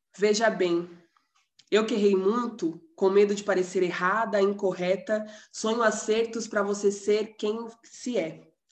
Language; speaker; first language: Portuguese; native; Portuguese